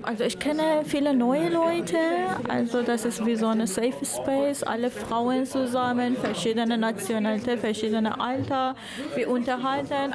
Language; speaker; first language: German; non-native, fluent; Persian